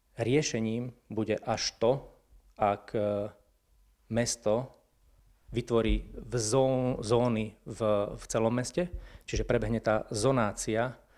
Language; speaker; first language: Slovak; native; Slovak